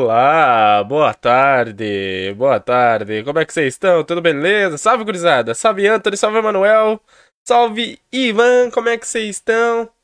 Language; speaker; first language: Portuguese; native; Portuguese